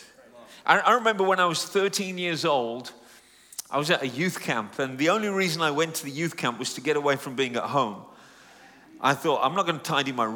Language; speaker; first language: English; native; English